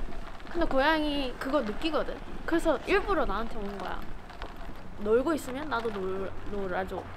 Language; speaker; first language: Korean; non-native, learner; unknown